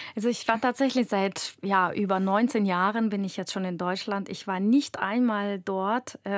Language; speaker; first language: German; non-native, fluent; Russian